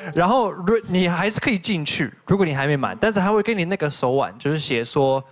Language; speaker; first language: Chinese; non-native, fluent; English